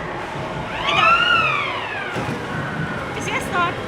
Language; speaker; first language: Swedish; native; Swedish